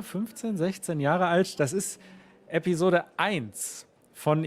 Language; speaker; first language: German; native; German